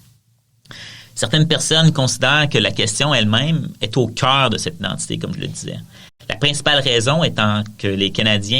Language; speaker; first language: French; native; French